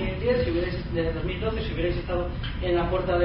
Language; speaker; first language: Spanish; native; Spanish